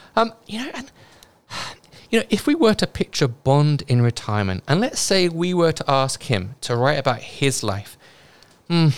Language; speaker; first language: English; native; English